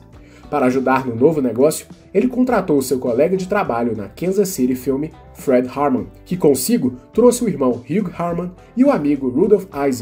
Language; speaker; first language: Portuguese; native; Portuguese